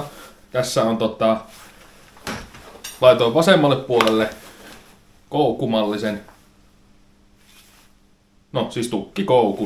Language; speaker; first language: Finnish; native; Finnish